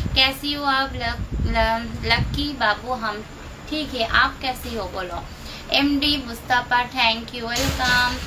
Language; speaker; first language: Hindi; non-native, local second language; Bangla